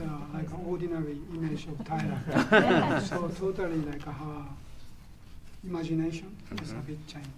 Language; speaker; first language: English; non-native, fluent; Japanese